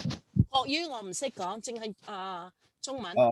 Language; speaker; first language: Cantonese; early bilingual, heritage; Cantonese